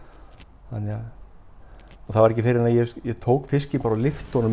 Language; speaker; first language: Icelandic; native; Icelandic